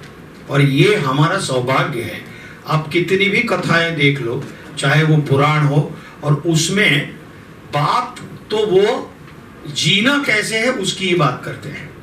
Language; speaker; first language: Hindi; native; Hindi